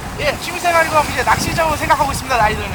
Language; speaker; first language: Korean; native; Korean